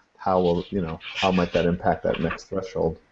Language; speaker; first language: English; native; English